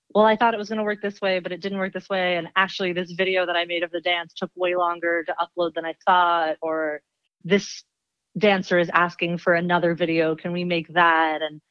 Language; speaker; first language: English; native; English